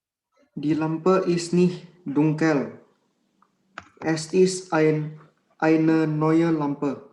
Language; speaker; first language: German; non-native, learner; Indonesian